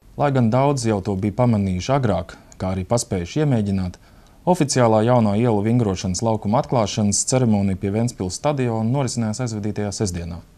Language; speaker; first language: Latvian; native; Latvian